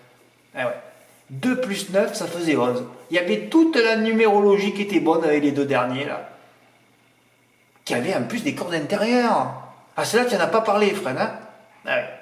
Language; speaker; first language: French; native; French